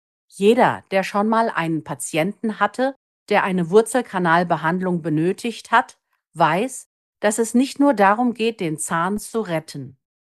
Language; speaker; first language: German; native; German